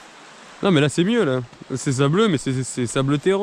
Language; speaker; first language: French; native; French